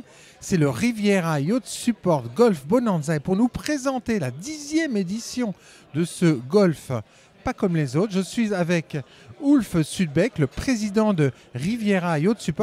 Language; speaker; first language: French; native; French